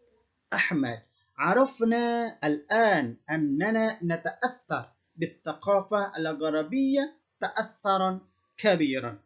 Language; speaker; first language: Arabic; non-native, fluent; Indonesian